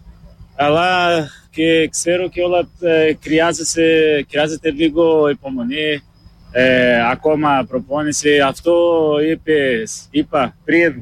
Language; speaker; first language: Greek; non-native, learner; Portuguese